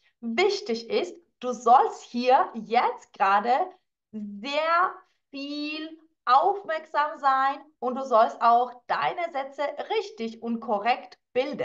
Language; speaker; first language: German; non-native, fluent; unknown